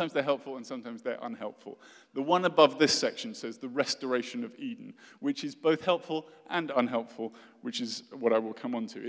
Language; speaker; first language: English; native; English